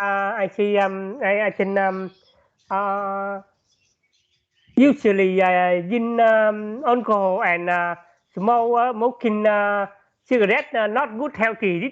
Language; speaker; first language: English; non-native, learner; Vietnamese